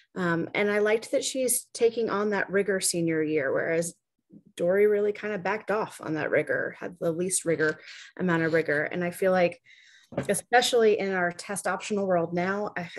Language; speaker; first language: English; native; English